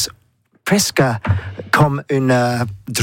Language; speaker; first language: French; non-native, learner; English